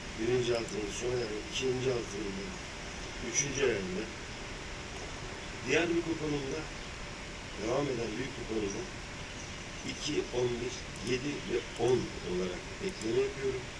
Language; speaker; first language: Turkish; native; Turkish